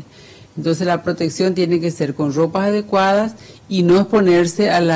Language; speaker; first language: Spanish; native; Spanish